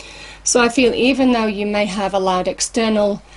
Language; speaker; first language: English; native; English